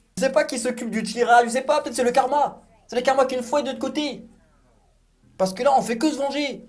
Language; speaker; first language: French; native; French